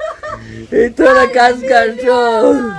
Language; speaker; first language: Portuguese; native; Portuguese